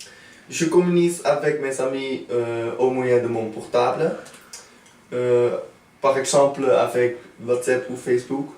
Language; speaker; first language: French; non-native, learner; Dutch